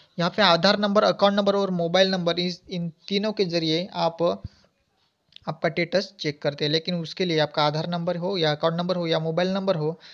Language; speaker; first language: Hindi; non-native, local second language; Marathi